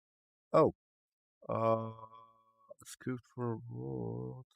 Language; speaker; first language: English; non-native, learner; Slovak